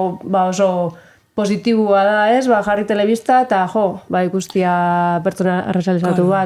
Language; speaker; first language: Basque; native; Basque